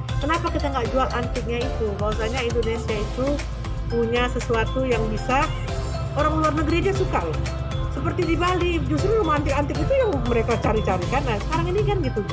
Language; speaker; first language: Indonesian; native; Indonesian